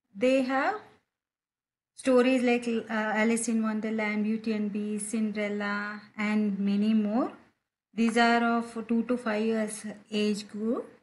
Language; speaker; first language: English; non-native, local second language; Kannada